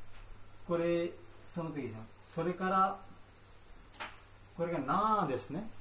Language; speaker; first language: Japanese; non-native, learner; Bangla